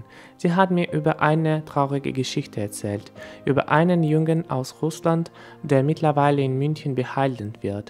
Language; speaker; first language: German; non-native, fluent; Russian